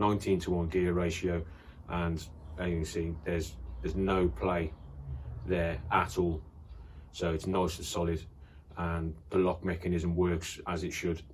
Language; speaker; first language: English; native; English